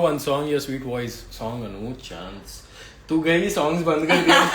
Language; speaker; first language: Telugu; native; Telugu